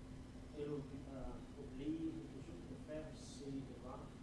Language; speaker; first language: French; non-native, learner; English